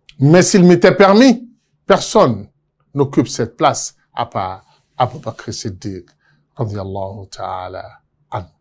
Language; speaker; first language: French; non-native, local second language; Yoruba